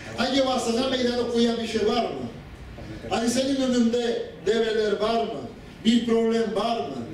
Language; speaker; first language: Turkish; non-native, fluent; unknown